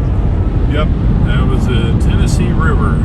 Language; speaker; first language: English; native; English